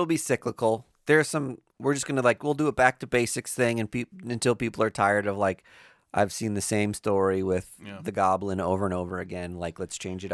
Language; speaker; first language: English; native; English